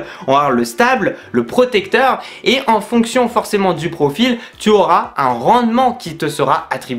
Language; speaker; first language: French; native; French